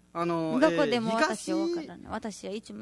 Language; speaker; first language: Japanese; non-native, learner; Nepali